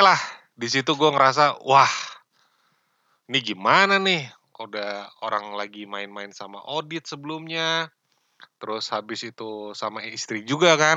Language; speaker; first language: Indonesian; native; Indonesian